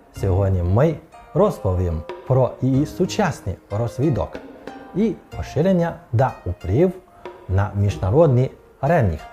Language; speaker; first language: Ukrainian; non-native, fluent; Chinese